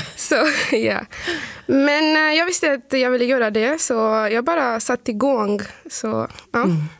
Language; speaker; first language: Swedish; non-native, fluent; Urdu